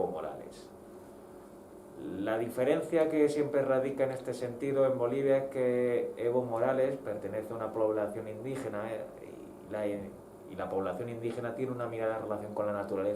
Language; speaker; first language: Spanish; native; Spanish